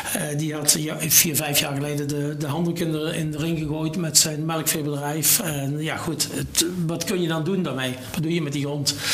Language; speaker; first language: Dutch; native; Dutch